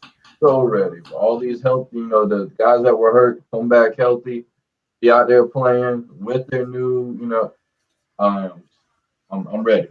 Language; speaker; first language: English; native; English